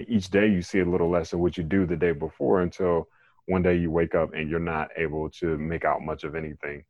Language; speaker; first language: English; native; English